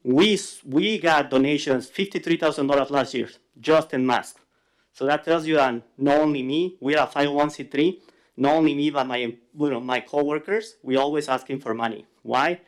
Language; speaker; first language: English; non-native, fluent; Spanish